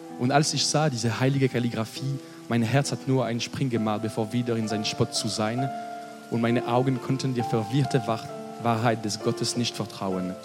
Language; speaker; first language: German; non-native, learner; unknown